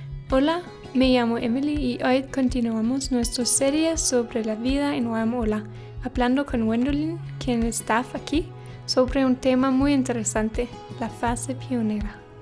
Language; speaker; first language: Spanish; non-native, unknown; English